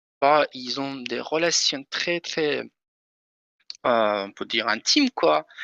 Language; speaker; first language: French; non-native, learner; Persian